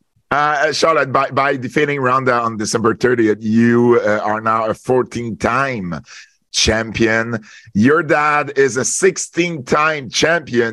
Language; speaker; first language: English; non-native, fluent; French